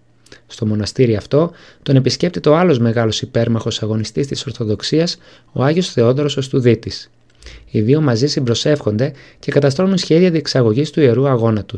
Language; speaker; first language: Greek; native; Greek